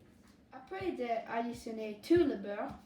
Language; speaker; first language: French; non-native, learner; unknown